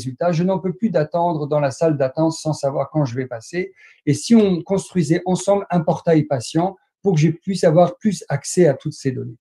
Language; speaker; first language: French; native; French